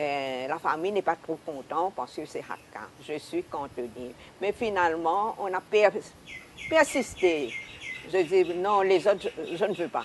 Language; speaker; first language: French; non-native, local second language; Hakka Chinese